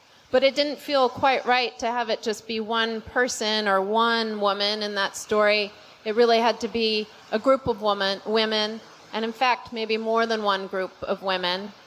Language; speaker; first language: English; native; English